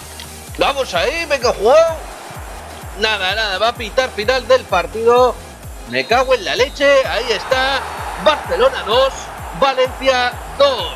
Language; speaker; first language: Spanish; native; Spanish